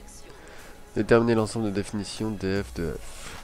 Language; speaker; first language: French; native; French